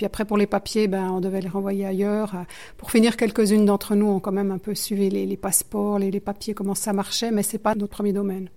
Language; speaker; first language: French; native; French